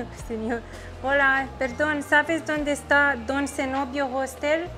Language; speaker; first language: Spanish; non-native, learner; Romanian